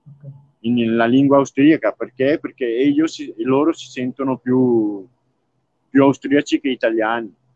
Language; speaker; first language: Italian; native; Italian